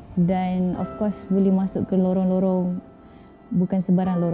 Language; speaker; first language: Malay; native; Malay